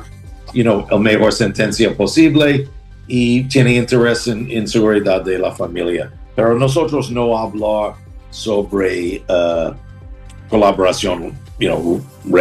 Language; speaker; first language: Spanish; non-native, learner; English